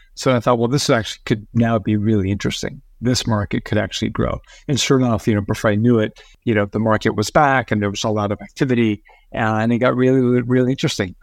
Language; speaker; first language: English; early bilingual, other home language; Spanish